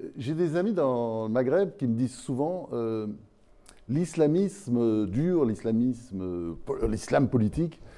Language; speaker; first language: French; native; French